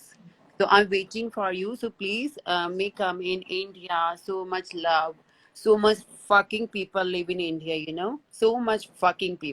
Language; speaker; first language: English; non-native, learner; Hindi